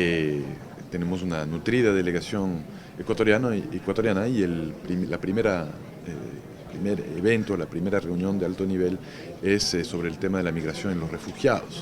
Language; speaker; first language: Spanish; native; Spanish